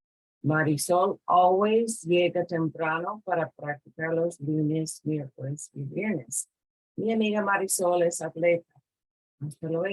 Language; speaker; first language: Spanish; non-native, fluent; English